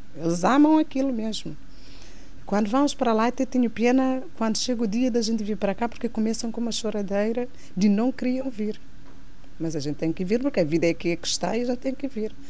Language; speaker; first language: Portuguese; non-native, local second language; Kabuverdianu